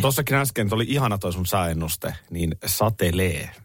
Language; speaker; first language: Finnish; native; Finnish